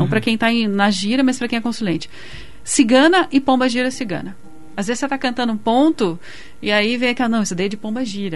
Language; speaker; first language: Portuguese; native; Portuguese